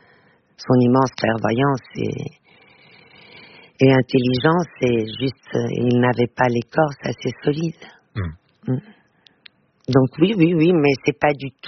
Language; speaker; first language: French; non-native, fluent; Portuguese